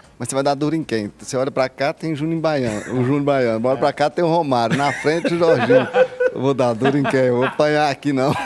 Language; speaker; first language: Portuguese; native; Portuguese